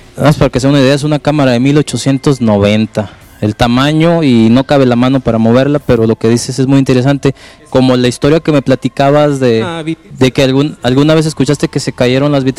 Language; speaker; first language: Spanish; native; Spanish